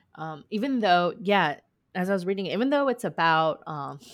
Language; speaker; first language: English; native; English